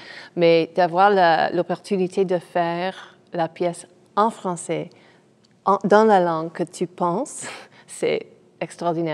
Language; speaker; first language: French; non-native, fluent; English